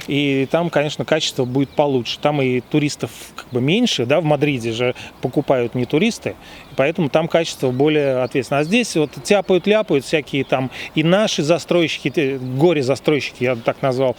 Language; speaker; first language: Russian; native; Russian